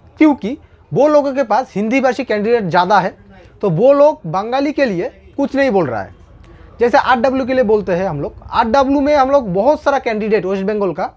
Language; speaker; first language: Hindi; non-native, local second language; Bangla